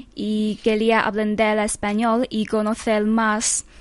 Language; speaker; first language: Spanish; non-native, fluent; Chinese